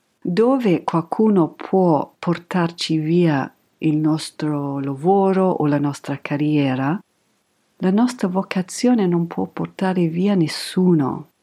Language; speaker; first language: Italian; non-native, fluent; English